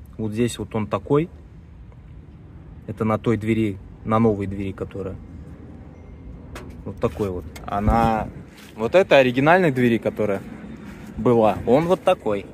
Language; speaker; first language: Russian; native; Russian